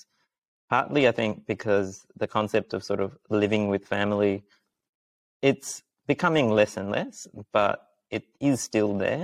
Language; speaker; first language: English; early bilingual, other home language; Sinhala